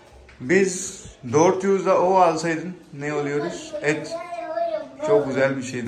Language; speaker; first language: Turkish; non-native, learner; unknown